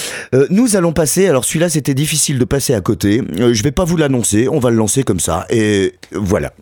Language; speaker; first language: French; native; French